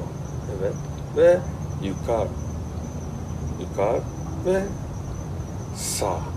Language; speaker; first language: Turkish; non-native, learner; Japanese